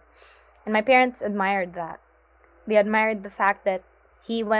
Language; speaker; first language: English; non-native, local second language; Filipino